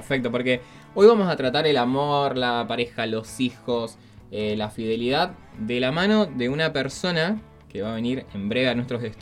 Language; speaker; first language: Spanish; native; Spanish